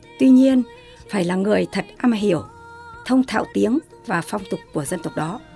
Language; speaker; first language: Vietnamese; non-native, local second language; Tày